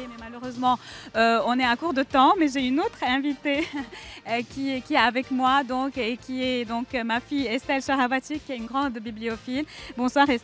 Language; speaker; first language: French; native; French